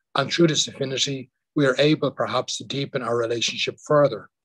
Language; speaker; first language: English; native; English